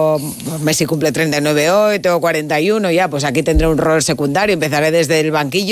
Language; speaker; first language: Spanish; native; Spanish